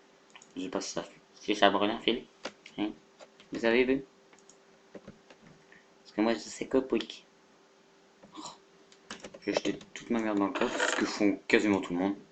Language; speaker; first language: French; native; French